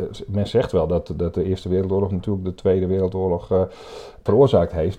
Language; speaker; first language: Dutch; native; Dutch